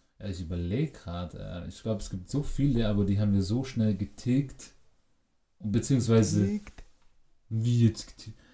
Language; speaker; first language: German; native; German